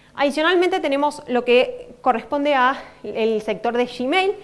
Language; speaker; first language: Spanish; native; Spanish